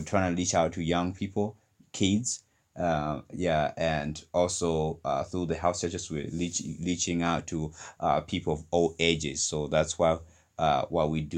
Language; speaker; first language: English; non-native, local second language; Nyanja